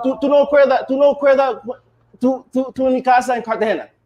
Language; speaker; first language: Spanish; non-native, learner; English